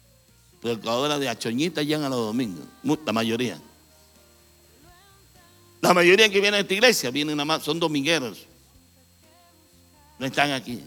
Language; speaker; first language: Spanish; native; Spanish